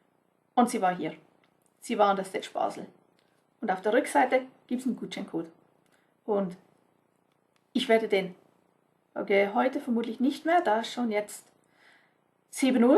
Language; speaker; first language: German; non-native, fluent; English